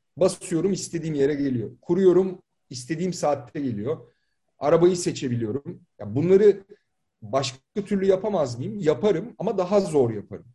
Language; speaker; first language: Turkish; native; Turkish